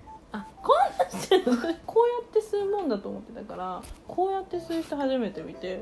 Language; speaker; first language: Japanese; native; Japanese